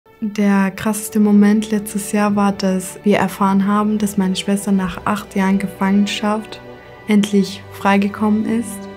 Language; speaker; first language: German; early bilingual, other home language; Kurdish